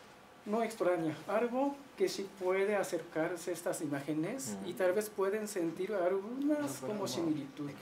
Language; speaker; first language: Spanish; non-native, learner; Japanese